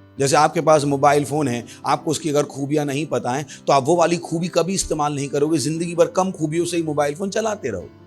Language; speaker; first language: Hindi; native; Hindi